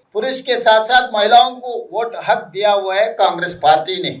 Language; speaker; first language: Hindi; non-native, local second language; Telugu